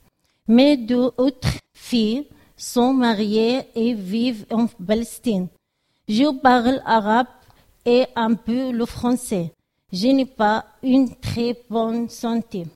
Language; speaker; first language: French; non-native, learner; Arabic